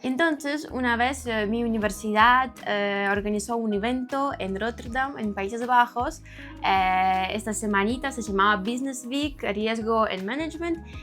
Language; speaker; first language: Spanish; non-native, fluent; Ukrainian